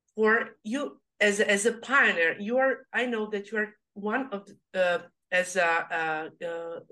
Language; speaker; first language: English; non-native, learner; Serbian